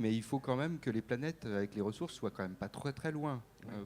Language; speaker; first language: French; native; French